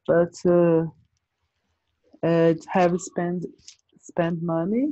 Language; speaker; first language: English; non-native, learner; Portuguese